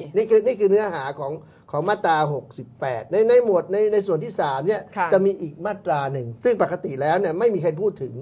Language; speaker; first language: Thai; native; Thai